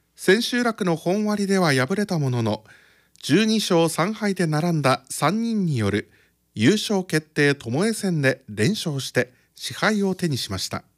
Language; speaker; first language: Japanese; native; Japanese